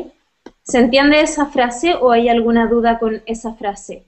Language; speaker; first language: Spanish; native; Spanish